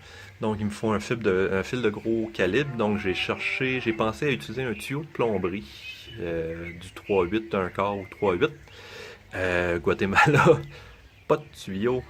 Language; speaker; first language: French; native; French